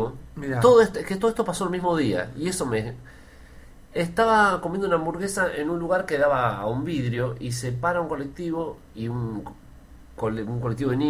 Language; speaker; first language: Spanish; native; Spanish